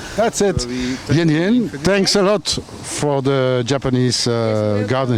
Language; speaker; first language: English; non-native, fluent; French